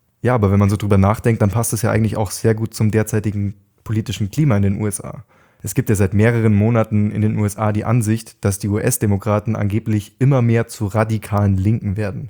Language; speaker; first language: German; native; German